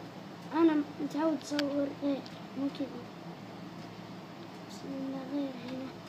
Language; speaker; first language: Arabic; native; Arabic